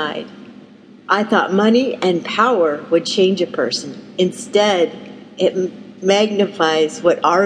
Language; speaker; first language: English; native; English